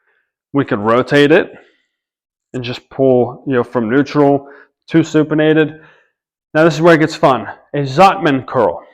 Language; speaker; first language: English; native; English